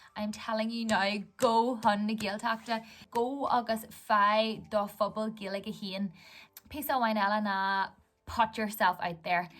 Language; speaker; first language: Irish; non-native, local second language; English